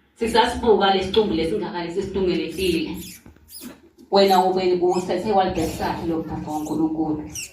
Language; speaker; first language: Zulu; non-native, local second language; Swati